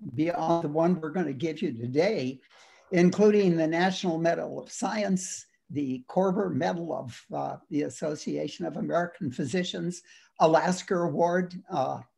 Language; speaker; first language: English; native; English